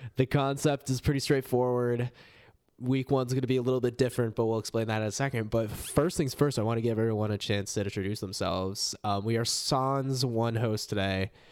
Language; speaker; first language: English; native; English